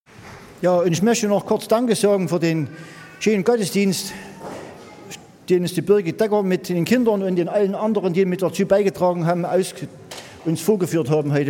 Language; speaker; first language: German; native; German